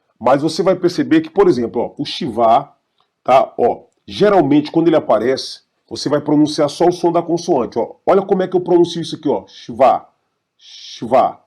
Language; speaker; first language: Portuguese; native; Portuguese